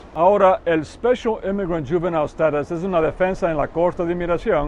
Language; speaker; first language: Spanish; non-native, fluent; English